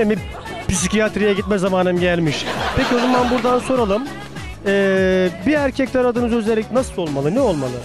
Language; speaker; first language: Turkish; native; Turkish